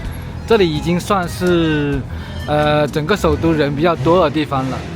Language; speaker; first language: Chinese; native; Chinese